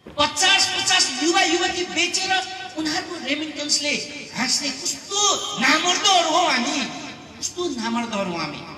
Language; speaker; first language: Nepali; non-native, local second language; Eastern Tamang